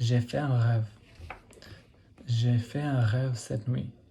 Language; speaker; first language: French; non-native, learner; English